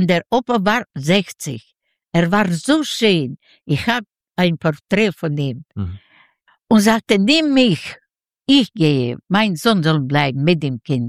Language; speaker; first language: German; non-native, learner; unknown